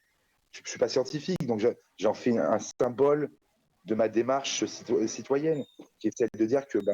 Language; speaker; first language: French; native; French